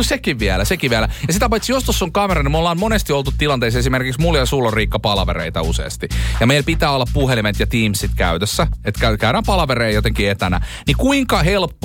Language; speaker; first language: Finnish; native; Finnish